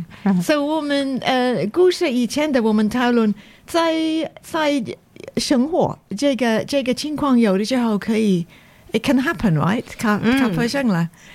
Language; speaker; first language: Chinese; non-native, learner; English